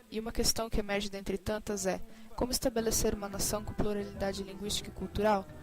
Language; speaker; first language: Portuguese; native; Portuguese